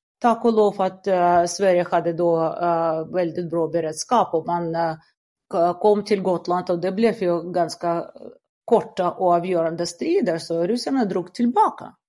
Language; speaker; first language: Swedish; non-native, fluent; Russian